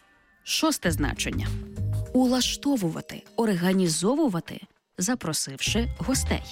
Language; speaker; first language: Ukrainian; native; Ukrainian